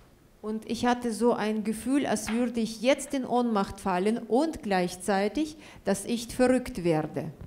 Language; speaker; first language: German; non-native, fluent; Russian